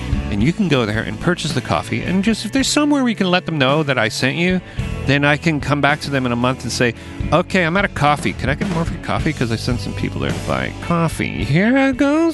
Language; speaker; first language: English; native; English